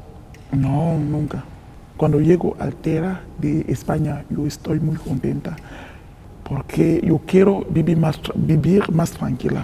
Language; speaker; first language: Spanish; non-native, learner; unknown